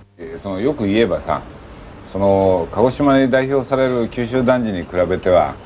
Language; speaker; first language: Japanese; native; Japanese